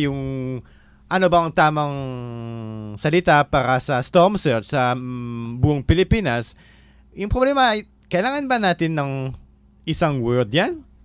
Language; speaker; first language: Filipino; non-native, fluent; French